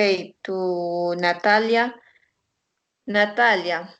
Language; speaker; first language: English; non-native, learner; Spanish